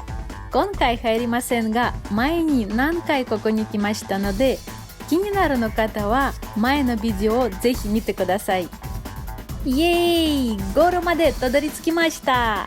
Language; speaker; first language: Japanese; non-native, learner; Russian